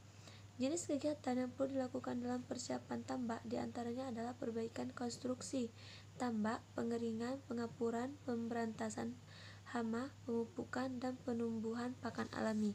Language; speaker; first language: Indonesian; non-native, local second language; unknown